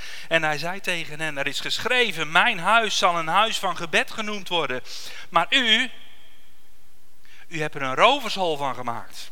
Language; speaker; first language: Dutch; native; Dutch